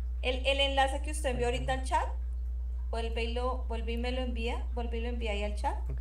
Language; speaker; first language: Spanish; native; Spanish